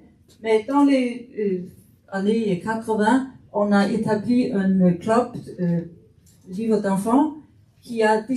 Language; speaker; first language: French; non-native, fluent; Faroese